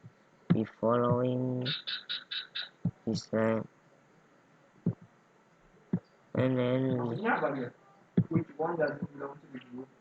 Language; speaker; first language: English; non-native, learner; Indonesian